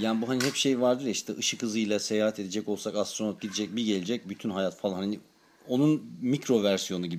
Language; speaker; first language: Turkish; native; Turkish